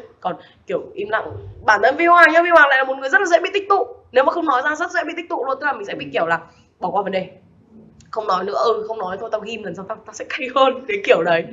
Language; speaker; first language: Vietnamese; native; Vietnamese